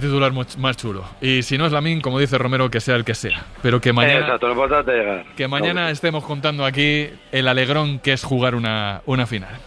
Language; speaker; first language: Spanish; native; Spanish